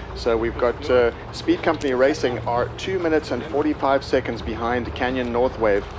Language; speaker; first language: English; non-native, fluent; German